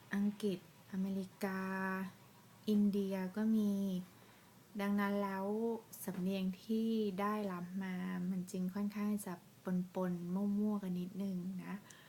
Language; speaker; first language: Thai; native; Thai